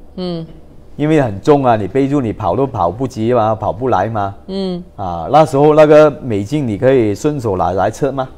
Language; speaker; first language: Chinese; non-native, local second language; Cantonese